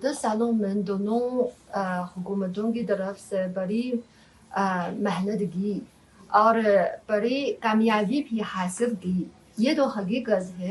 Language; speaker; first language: Hindi; non-native, fluent; Chinese